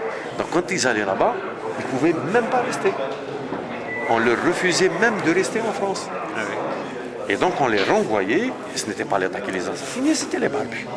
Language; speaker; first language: French; non-native, local second language; Arabic